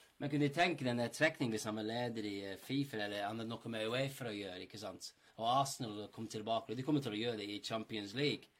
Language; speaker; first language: Norwegian; non-native, fluent; English